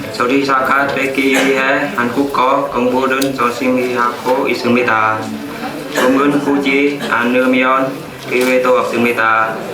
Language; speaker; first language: Korean; non-native, learner; Vietnamese